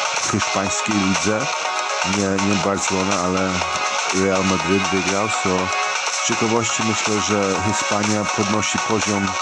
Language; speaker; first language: Polish; early bilingual, heritage; Polish